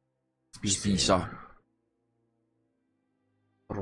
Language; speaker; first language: Danish; non-native, learner; English